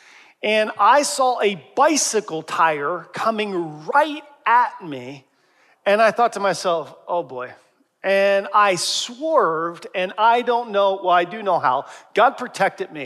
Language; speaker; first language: English; native; English